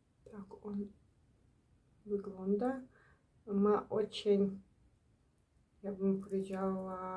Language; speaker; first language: Polish; non-native, learner; Ukrainian